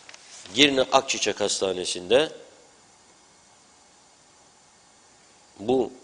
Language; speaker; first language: Turkish; native; Turkish